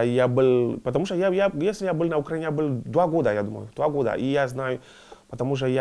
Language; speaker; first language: Russian; non-native, learner; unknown